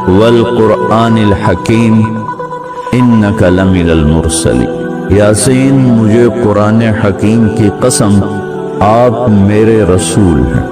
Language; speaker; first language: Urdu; non-native, local second language; Saraiki